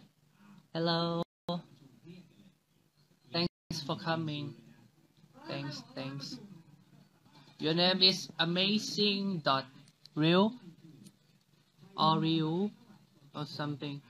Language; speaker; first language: English; non-native, learner; Thai